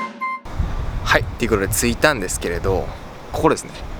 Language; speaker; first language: Japanese; native; Japanese